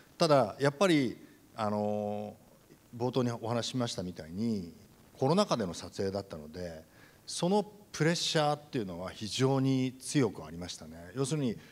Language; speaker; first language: Japanese; native; Japanese